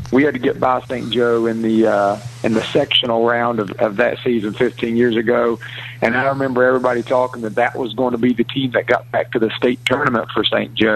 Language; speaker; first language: English; native; English